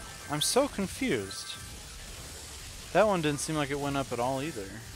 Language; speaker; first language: English; native; English